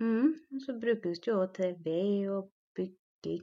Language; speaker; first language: Norwegian; non-native, local second language; Northern Sami